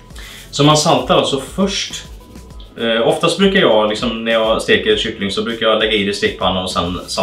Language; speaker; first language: Swedish; native; Swedish